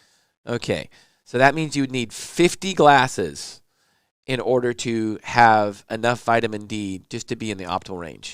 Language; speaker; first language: English; native; English